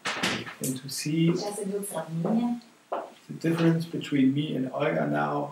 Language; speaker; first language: English; non-native, learner; German